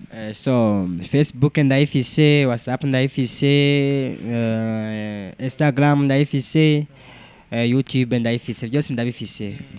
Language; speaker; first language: Rundi; native; Rundi